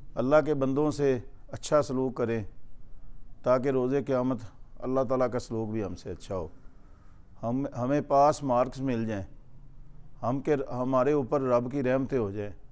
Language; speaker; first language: Urdu; non-native, local second language; Punjabi